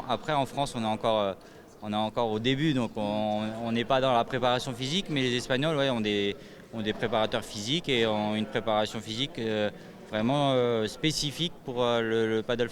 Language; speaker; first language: French; native; French